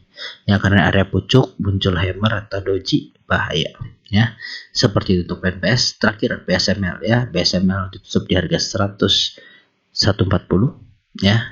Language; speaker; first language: Indonesian; native; Indonesian